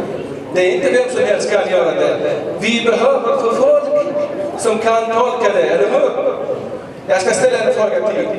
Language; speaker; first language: Swedish; early bilingual, other home language; Arabic